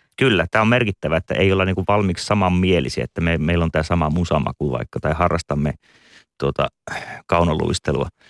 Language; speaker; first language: Finnish; native; Finnish